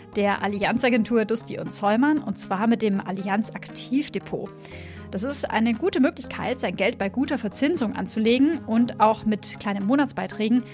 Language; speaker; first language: German; native; German